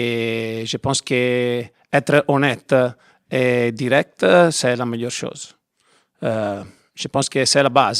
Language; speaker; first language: French; non-native, learner; Italian